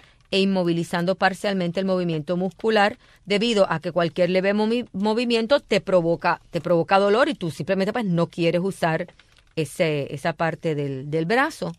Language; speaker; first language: Spanish; native; Spanish